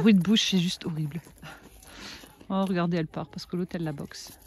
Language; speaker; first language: French; native; French